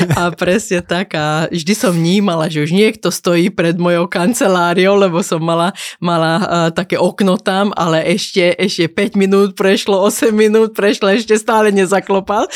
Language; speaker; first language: Slovak; non-native, local second language; Hungarian